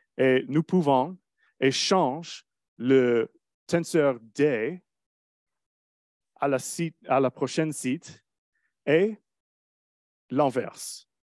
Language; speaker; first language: French; non-native, learner; English